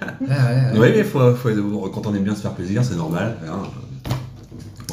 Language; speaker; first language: French; native; French